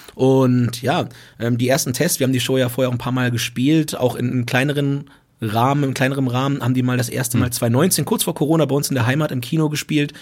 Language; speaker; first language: German; native; German